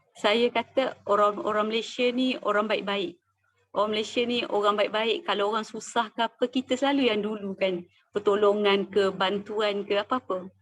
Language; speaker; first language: Malay; native; Malay